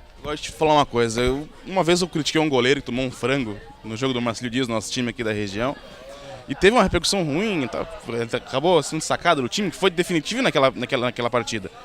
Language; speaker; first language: Portuguese; native; Portuguese